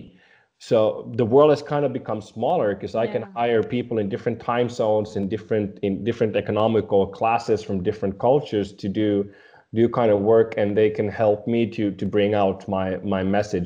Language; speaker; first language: English; non-native, fluent; Swedish